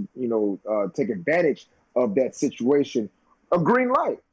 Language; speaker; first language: English; native; English